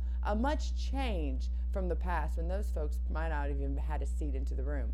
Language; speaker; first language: English; native; English